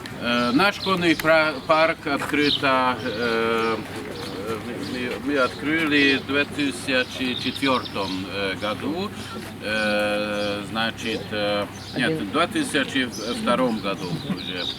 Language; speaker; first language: Russian; non-native, learner; Hungarian